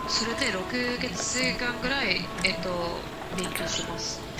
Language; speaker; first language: Japanese; non-native, learner; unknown